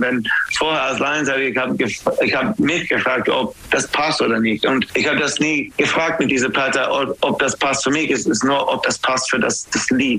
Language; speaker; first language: German; non-native, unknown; English